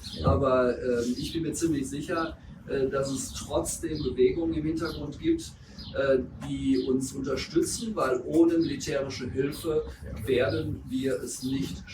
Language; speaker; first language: German; native; German